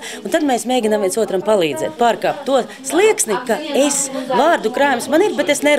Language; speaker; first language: Latvian; non-native, local second language; Russian